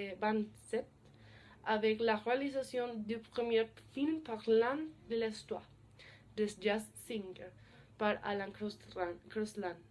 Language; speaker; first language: French; non-native, learner; Spanish